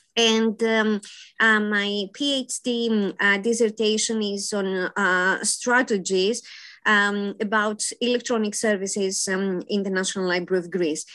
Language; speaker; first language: English; non-native, fluent; Greek